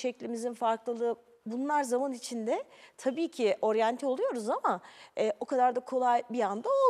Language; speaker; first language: Turkish; native; Turkish